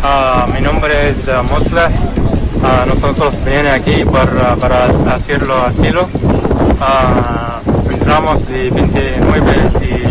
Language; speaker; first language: Spanish; non-native, learner; Arabic